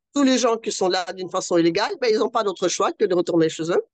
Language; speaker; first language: French; non-native, fluent; Russian